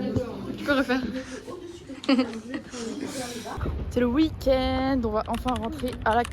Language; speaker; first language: French; native; French